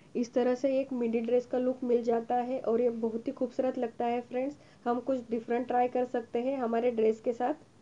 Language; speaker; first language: Hindi; non-native, local second language; Marathi